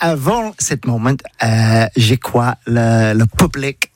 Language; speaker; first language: French; non-native, learner; English